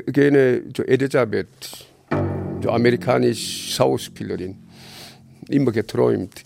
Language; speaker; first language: German; non-native, learner; Korean